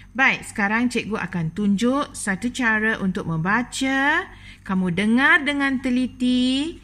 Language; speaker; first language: Malay; non-native, local second language; Tamil